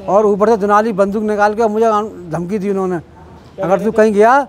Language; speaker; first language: Hindi; native; Hindi